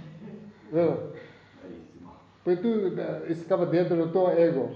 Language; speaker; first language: Italian; non-native, learner; Tibetan